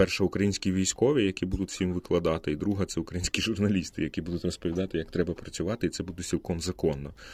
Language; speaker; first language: Ukrainian; non-native, local second language; Russian